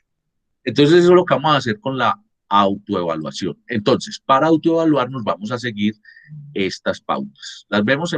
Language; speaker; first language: Spanish; native; Spanish